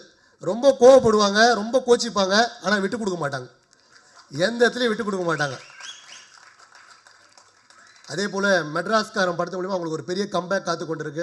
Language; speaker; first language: Tamil; native; Tamil